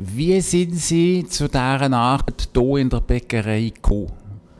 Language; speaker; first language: German; native; German